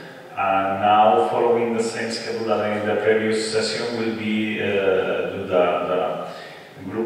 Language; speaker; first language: English; non-native, fluent; Spanish